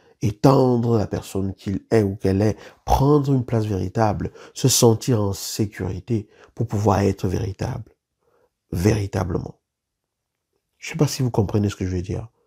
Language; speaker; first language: French; native; French